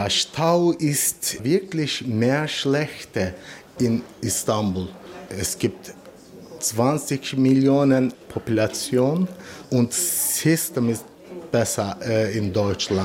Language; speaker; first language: German; non-native, learner; Turkish